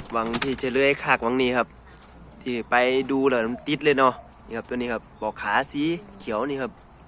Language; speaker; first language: Thai; native; Thai